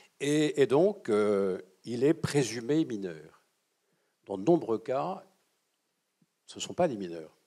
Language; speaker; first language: French; native; French